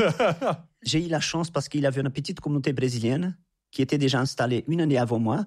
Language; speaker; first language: French; non-native, fluent; Portuguese